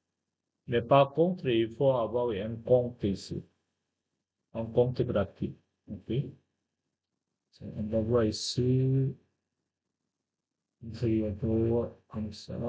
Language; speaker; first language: French; non-native, fluent; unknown